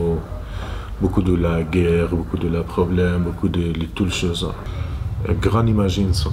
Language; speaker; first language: French; non-native, learner; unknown